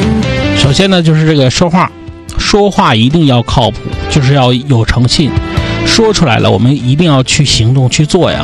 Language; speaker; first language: Chinese; native; Chinese